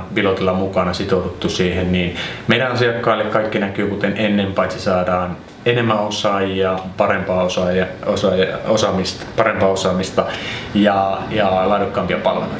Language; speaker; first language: Finnish; native; Finnish